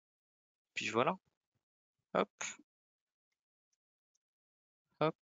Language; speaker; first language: French; native; French